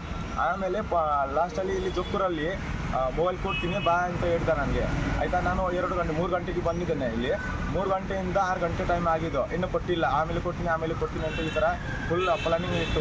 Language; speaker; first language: Kannada; non-native, learner; Nepali